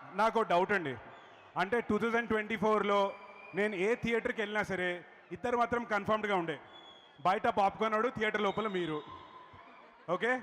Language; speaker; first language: Telugu; native; Telugu